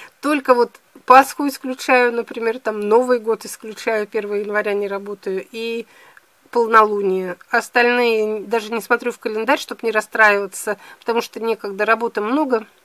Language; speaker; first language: Russian; native; Russian